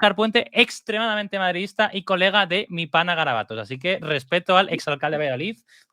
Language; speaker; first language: Spanish; native; Spanish